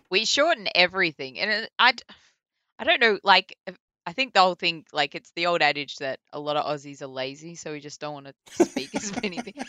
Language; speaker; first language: English; native; English